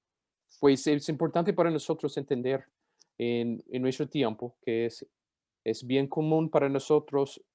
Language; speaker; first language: Spanish; non-native, fluent; English